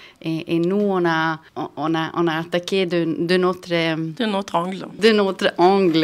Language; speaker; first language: French; non-native, fluent; Swedish